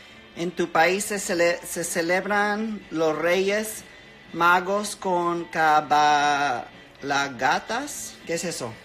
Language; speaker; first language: Spanish; non-native, learner; English